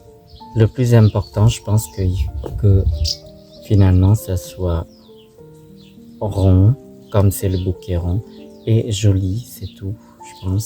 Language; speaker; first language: French; non-native, fluent; Thai